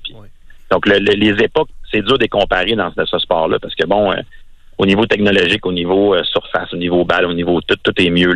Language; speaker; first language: French; native; French